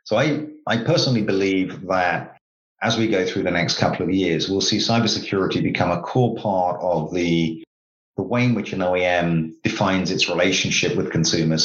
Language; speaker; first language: English; native; English